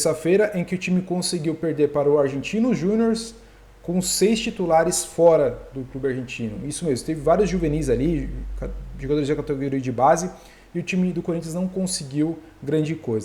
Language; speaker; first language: Portuguese; native; Portuguese